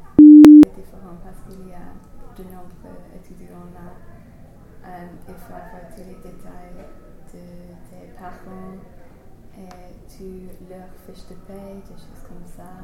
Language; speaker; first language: French; non-native, learner; English